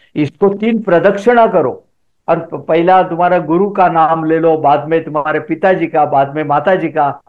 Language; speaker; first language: Hindi; non-native, local second language; Marathi